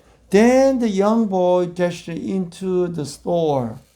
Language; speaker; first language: English; non-native, fluent; Korean